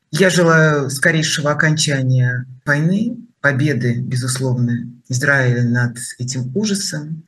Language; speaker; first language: Russian; native; Russian